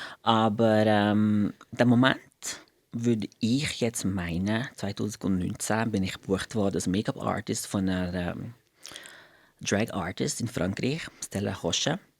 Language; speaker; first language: German; non-native, fluent; Portuguese